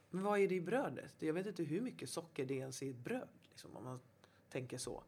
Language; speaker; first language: Swedish; native; Swedish